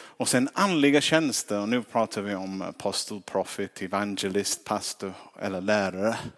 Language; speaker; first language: Swedish; non-native, fluent; English